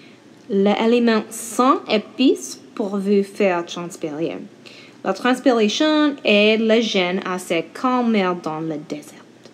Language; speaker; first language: French; non-native, learner; English